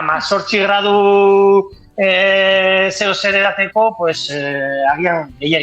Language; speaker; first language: Basque; non-native, local second language; Spanish